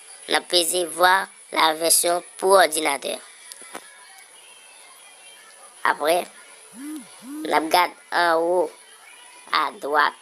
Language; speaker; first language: French; non-native, learner; Haitian Creole